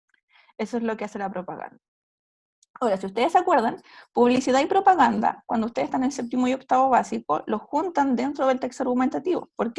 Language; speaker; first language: Spanish; native; Spanish